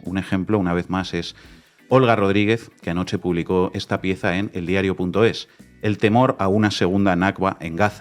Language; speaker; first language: Spanish; native; Spanish